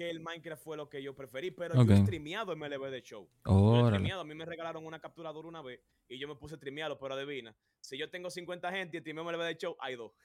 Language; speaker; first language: Spanish; native; Spanish